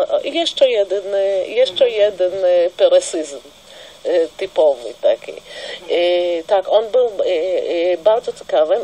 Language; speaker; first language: Polish; non-native, fluent; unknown